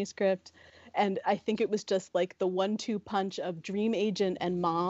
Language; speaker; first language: English; native; English